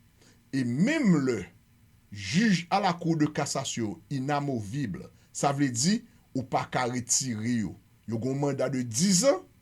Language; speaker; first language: Haitian Creole; native; Haitian Creole